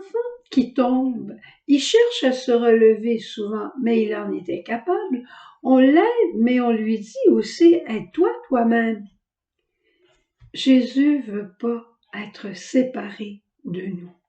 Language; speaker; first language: French; native; French